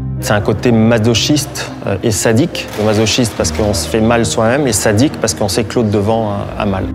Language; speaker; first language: French; native; French